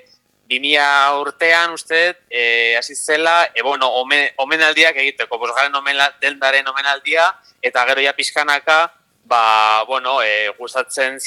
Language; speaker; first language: Basque; non-native, local second language; Spanish